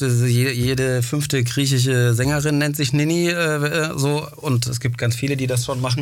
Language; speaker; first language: German; early bilingual, other home language; Greek